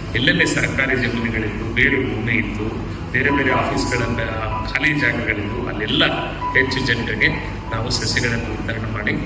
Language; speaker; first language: Kannada; native; Kannada